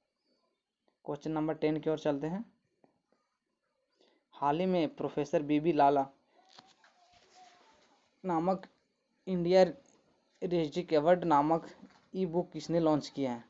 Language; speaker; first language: Hindi; native; Hindi